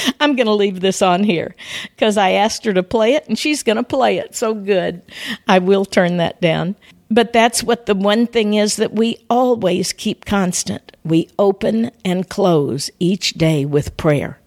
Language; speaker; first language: English; native; English